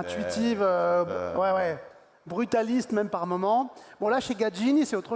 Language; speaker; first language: French; native; French